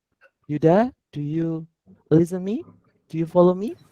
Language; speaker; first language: English; non-native, learner; Indonesian